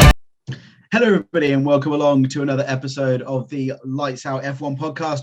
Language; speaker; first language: English; native; English